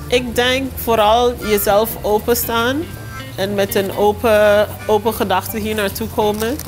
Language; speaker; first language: Dutch; non-native, local second language; English